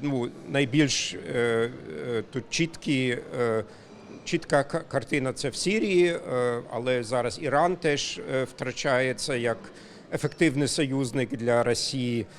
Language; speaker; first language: Ukrainian; non-native, fluent; German